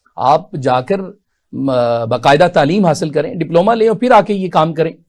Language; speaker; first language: Urdu; non-native, local second language; Punjabi